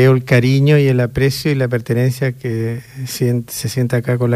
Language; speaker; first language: Spanish; native; Spanish